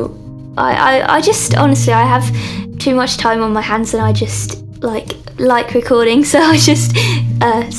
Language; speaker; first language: English; native; English